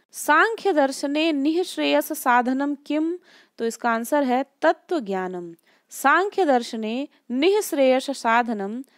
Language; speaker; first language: Hindi; native; Hindi